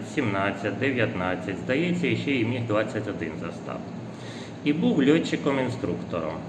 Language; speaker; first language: Ukrainian; non-native, local second language; Russian